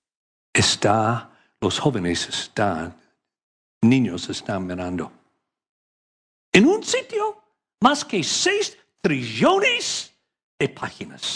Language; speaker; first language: Spanish; non-native, learner; English